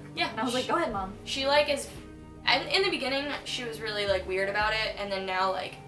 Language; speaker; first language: English; native; English